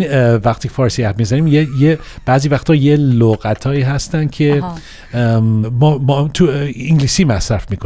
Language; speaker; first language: Persian; early bilingual, heritage; Persian